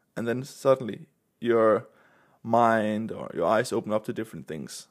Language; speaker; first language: English; non-native, fluent; Danish